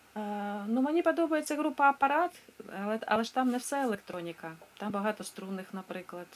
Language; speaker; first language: Ukrainian; non-native, local second language; Russian